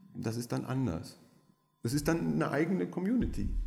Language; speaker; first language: German; non-native, fluent; French